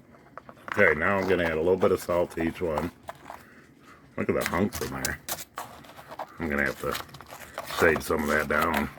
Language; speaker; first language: English; native; English